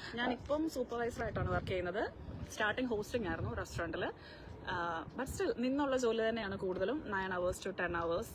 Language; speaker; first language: Malayalam; native; Malayalam